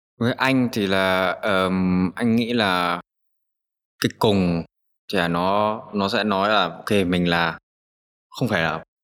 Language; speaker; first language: Vietnamese; early bilingual, heritage; Vietnamese